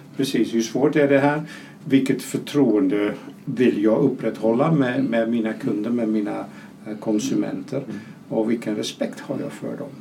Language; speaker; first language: Swedish; non-native, fluent; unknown